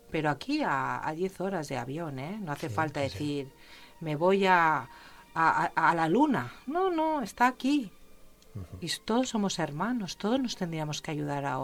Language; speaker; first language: Spanish; native; Spanish